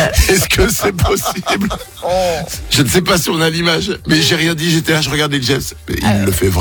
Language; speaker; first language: French; native; French